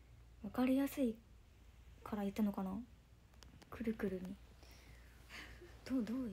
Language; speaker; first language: Japanese; native; Japanese